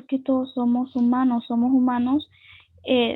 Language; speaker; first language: Spanish; native; Spanish